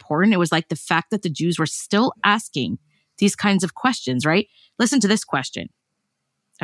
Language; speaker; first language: English; native; English